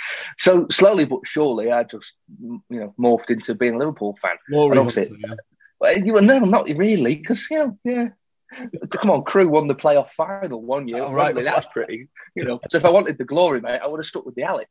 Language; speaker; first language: English; native; English